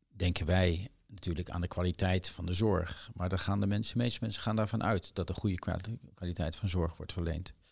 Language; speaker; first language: Dutch; native; Dutch